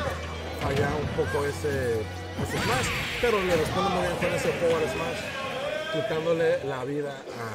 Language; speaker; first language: Spanish; native; Spanish